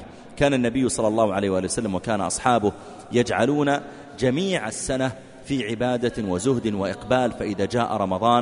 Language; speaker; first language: Arabic; native; Arabic